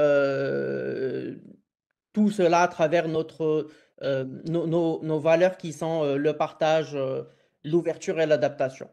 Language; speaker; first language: French; non-native, local second language; Arabic